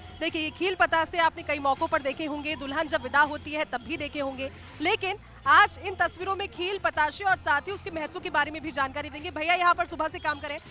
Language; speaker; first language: Hindi; native; Hindi